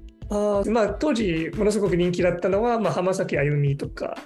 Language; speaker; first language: Japanese; non-native, fluent; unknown